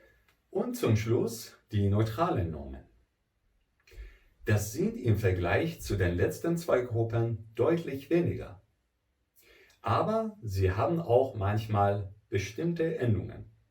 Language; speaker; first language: German; non-native, fluent; Persian